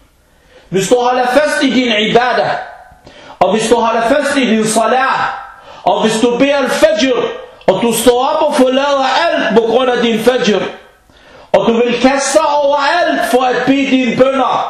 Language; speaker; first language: Danish; non-native, fluent; Arabic